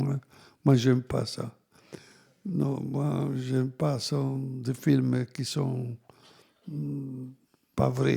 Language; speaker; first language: French; non-native, fluent; Italian